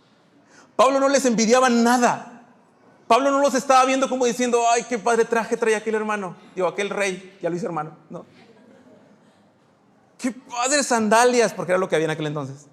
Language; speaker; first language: Spanish; native; Spanish